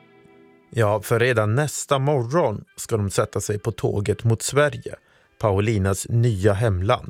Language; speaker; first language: Swedish; native; Swedish